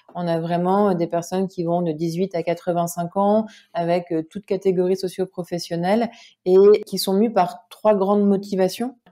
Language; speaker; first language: French; native; French